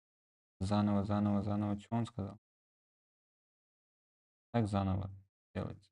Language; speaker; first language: Russian; non-native, local second language; Uzbek